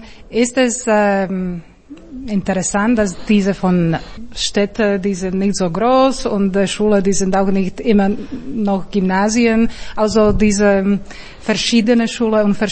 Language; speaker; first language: German; non-native, learner; Slovak